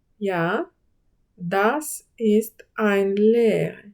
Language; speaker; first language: German; non-native, fluent; Ukrainian